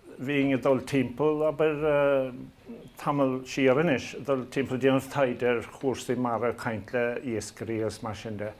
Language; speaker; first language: Irish; native; Irish